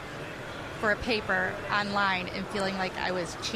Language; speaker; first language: English; native; English